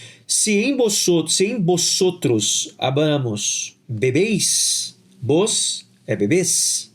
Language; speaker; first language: Spanish; non-native, fluent; Portuguese